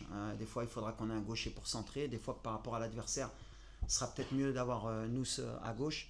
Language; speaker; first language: French; native; French